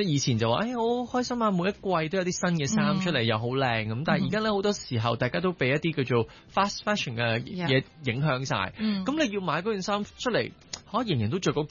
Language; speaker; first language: Cantonese; native; Cantonese